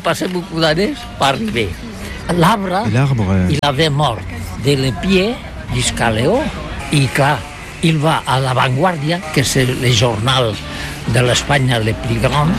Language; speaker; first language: French; non-native, learner; Catalan